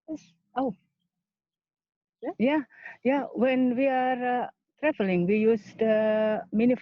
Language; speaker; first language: English; non-native, learner; Indonesian